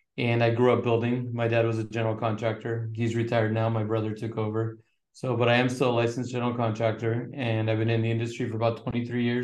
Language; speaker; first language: English; native; English